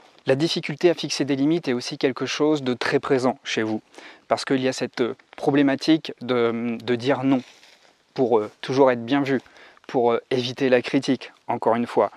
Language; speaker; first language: French; native; French